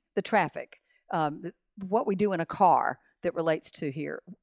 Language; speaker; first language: English; native; English